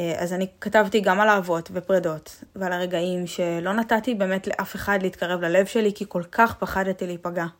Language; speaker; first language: Hebrew; native; Hebrew